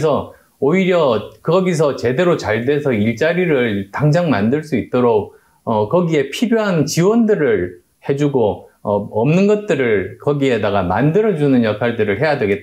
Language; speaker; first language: Korean; native; Korean